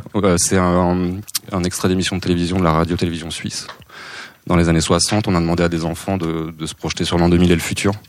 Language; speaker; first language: French; native; French